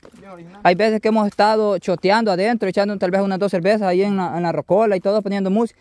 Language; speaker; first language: Spanish; native; Spanish